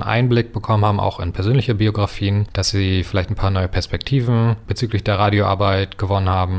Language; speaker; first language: German; native; German